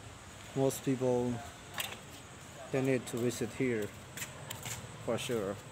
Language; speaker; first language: English; non-native, learner; Lao